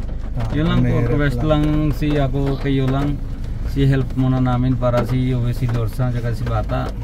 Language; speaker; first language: Filipino; non-native, local second language; Punjabi